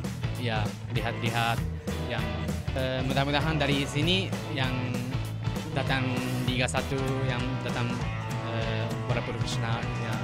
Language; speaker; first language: Indonesian; non-native, learner; Japanese